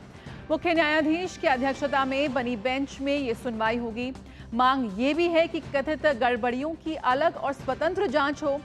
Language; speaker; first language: Hindi; native; Hindi